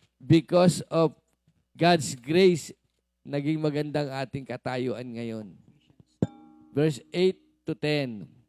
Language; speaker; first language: Filipino; native; Filipino